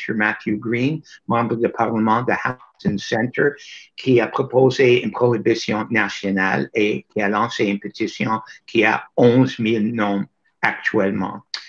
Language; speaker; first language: French; non-native, fluent; English